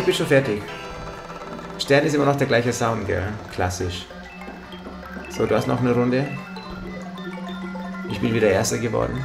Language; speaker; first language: German; native; German